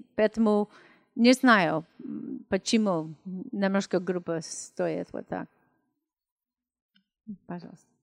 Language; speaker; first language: Russian; non-native, learner; English